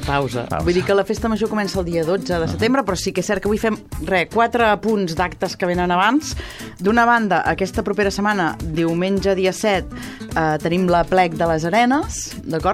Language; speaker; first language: Catalan; native; Catalan